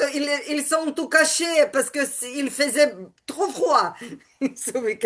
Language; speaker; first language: French; non-native, learner; Ukrainian